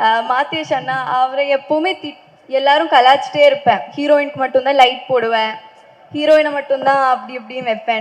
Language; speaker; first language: Tamil; non-native, fluent; Malayalam